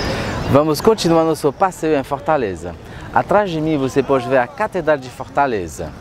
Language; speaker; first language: Portuguese; non-native, fluent; French